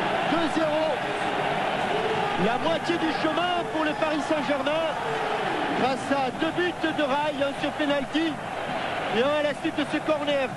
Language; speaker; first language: French; native; French